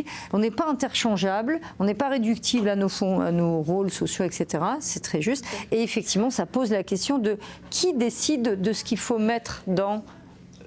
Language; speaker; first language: French; native; French